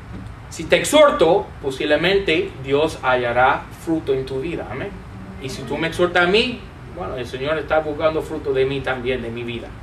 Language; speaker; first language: Spanish; non-native, fluent; English